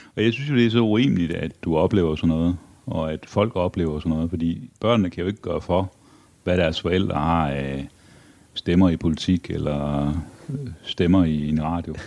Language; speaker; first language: Danish; native; Danish